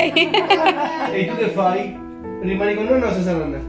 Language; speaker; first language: Italian; non-native, fluent; Spanish